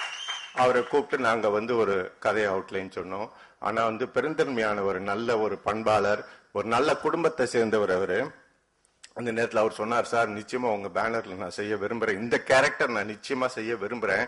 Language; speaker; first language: Tamil; native; Tamil